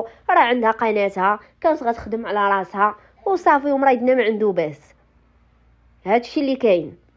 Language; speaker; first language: Arabic; native; Arabic